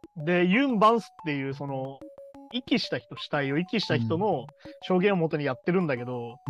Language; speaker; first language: Japanese; native; Japanese